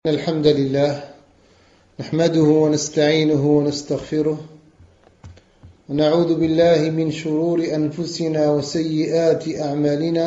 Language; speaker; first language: Arabic; non-native, fluent; French